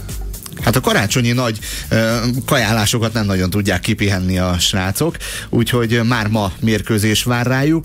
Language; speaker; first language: Hungarian; native; Hungarian